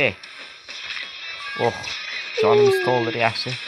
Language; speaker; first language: Turkish; non-native, learner; Uzbek